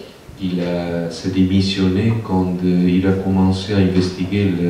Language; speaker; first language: French; non-native, fluent; Spanish